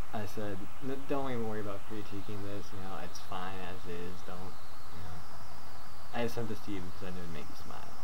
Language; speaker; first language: English; native; English